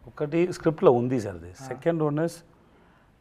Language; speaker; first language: Telugu; non-native, local second language; Tamil